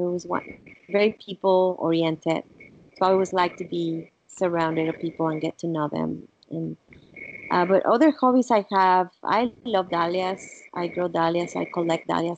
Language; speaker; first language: English; non-native, fluent; Spanish